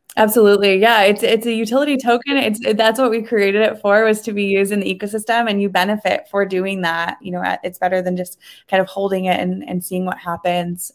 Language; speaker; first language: English; native; English